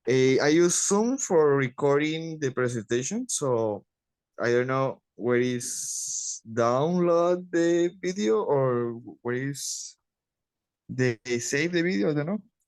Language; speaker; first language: English; non-native, learner; Spanish